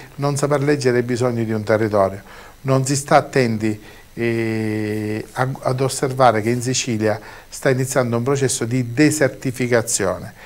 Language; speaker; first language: Italian; native; Italian